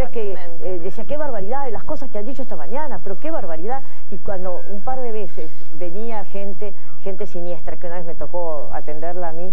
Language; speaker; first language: Spanish; native; Spanish